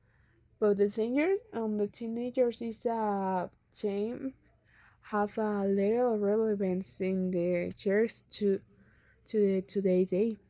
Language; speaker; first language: English; non-native, learner; Spanish